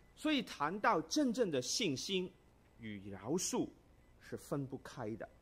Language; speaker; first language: Chinese; non-native, local second language; Cantonese